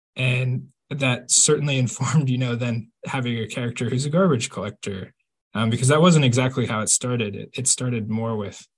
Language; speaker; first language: English; native; English